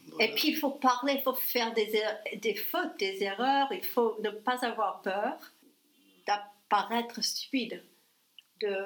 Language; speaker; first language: French; non-native, fluent; English